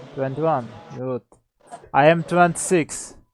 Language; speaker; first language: English; non-native, learner; Turkish